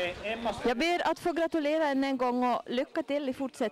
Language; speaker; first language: Swedish; native; Swedish